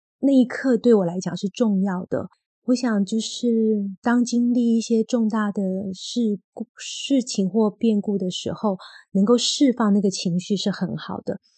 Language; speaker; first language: Chinese; native; Chinese